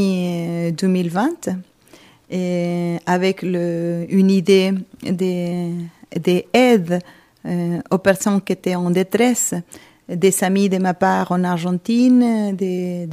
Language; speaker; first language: French; non-native, fluent; Spanish